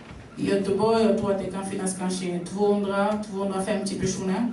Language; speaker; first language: Swedish; non-native, fluent; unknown